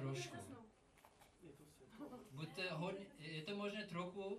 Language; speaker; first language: Czech; non-native, learner; English